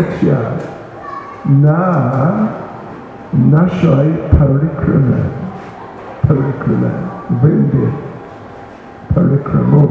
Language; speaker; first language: Russian; non-native, learner; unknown